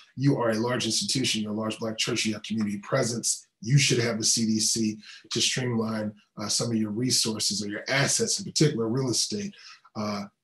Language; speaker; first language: English; native; English